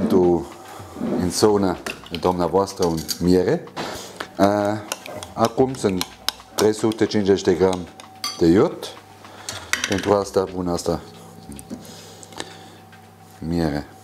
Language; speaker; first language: Romanian; non-native, learner; German